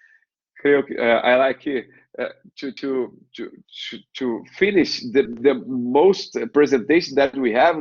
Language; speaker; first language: English; non-native, learner; Portuguese